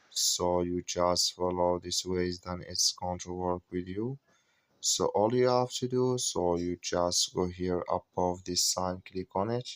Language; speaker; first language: English; non-native, fluent; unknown